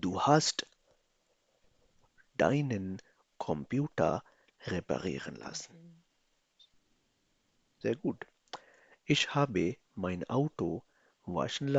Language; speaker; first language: German; non-native, fluent; Urdu